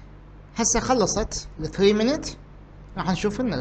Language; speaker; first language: Arabic; native; Arabic